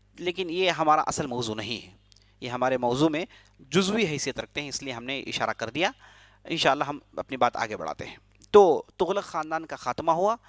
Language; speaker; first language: Urdu; native; Urdu